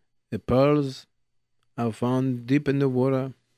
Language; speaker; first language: English; non-native, fluent; Hebrew